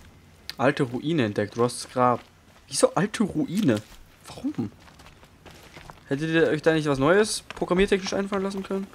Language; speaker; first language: German; native; German